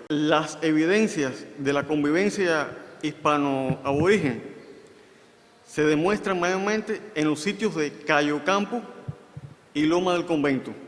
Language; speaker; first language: Spanish; native; Spanish